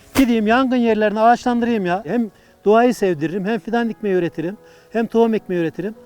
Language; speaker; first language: Turkish; native; Turkish